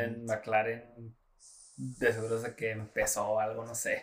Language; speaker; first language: Spanish; native; Spanish